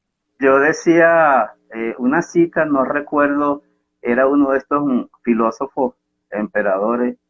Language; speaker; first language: Spanish; native; Spanish